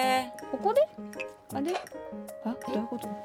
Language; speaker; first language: Japanese; native; Japanese